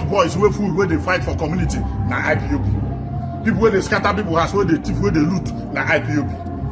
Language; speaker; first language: Nigerian Pidgin; non-native, local second language; Igbo